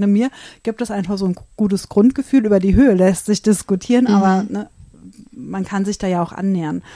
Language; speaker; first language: German; native; German